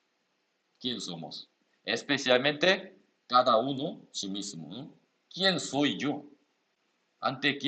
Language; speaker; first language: Spanish; non-native, learner; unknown